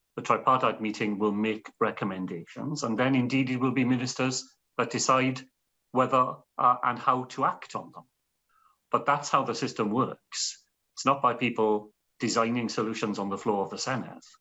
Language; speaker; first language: English; native; English